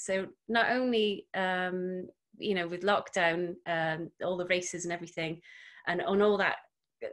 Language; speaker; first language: English; native; English